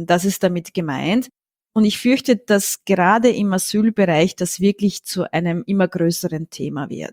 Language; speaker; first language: German; native; German